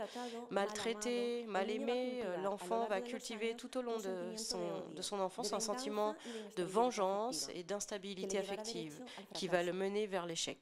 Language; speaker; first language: French; non-native, fluent; Spanish